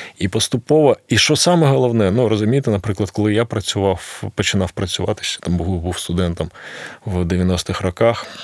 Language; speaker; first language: Ukrainian; non-native, local second language; Russian